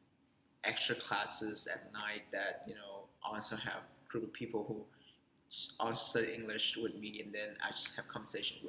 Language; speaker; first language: English; non-native, fluent; Vietnamese